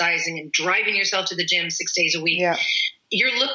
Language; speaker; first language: English; native; English